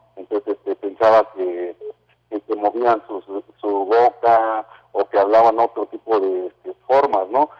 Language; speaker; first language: Spanish; non-native, local second language; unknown